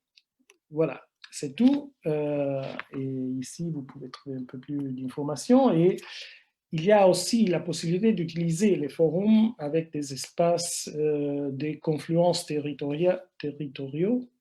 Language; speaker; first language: French; non-native, fluent; Italian